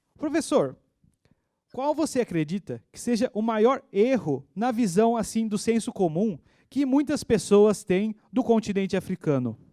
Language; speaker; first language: Portuguese; native; Portuguese